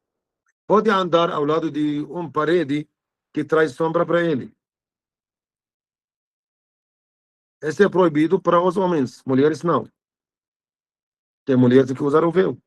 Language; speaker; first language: Portuguese; non-native, fluent; Arabic